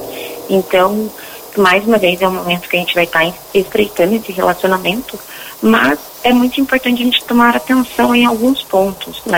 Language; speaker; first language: Portuguese; native; Portuguese